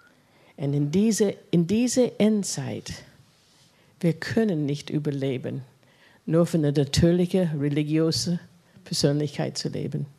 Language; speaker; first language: German; non-native, fluent; English